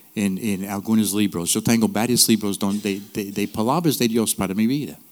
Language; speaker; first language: Spanish; non-native, fluent; English